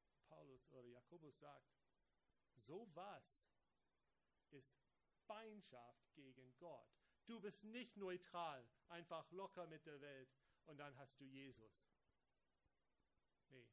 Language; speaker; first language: German; non-native, fluent; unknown